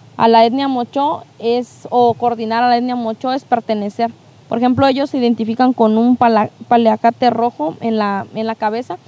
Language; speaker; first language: Spanish; native; Spanish